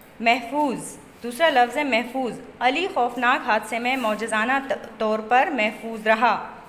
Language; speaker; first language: Urdu; native; Urdu